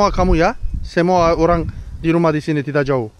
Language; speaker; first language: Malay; non-native, learner; Turkish